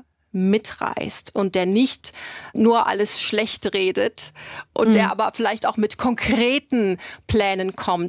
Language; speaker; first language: German; native; German